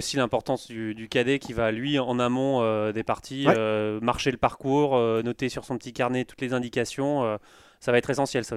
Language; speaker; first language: French; native; French